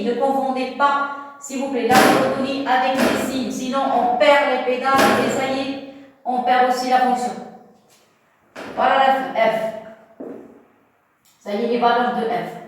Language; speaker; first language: French; non-native, local second language; Arabic